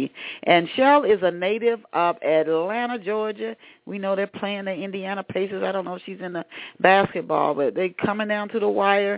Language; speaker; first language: English; native; English